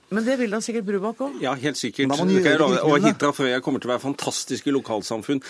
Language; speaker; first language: Norwegian; native; Norwegian